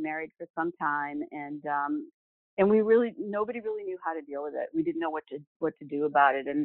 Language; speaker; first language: English; native; English